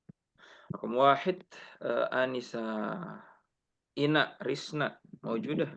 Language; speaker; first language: Arabic; non-native, fluent; Indonesian